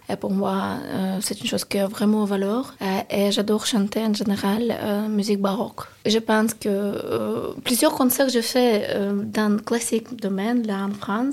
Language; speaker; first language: French; non-native, learner; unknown